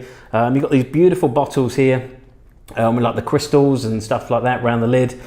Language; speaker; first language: English; native; English